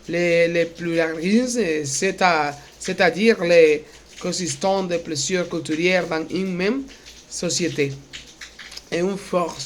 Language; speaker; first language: French; non-native, learner; Spanish